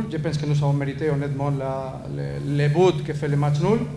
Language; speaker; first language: French; non-native, learner; Spanish